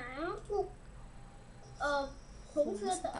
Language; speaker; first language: Chinese; non-native, learner; Vietnamese